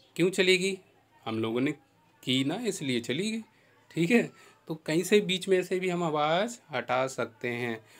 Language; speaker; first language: Hindi; native; Hindi